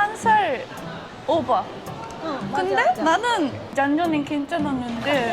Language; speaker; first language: Korean; non-native, fluent; Japanese